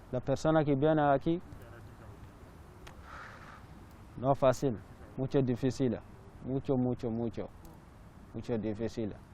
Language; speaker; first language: Spanish; non-native, learner; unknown